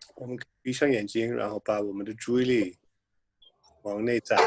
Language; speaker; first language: Chinese; non-native, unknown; English